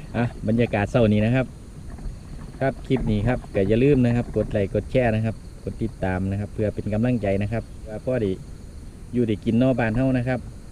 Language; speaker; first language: Thai; native; Thai